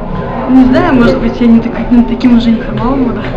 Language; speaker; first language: Russian; native; Russian